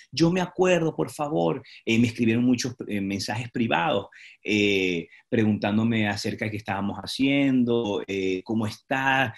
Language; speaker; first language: Spanish; native; Spanish